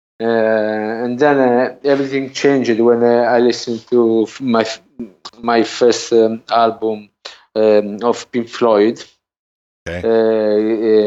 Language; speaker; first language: English; non-native, learner; Italian